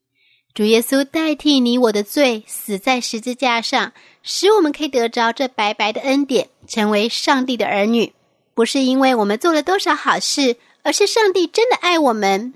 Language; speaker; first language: Chinese; native; Chinese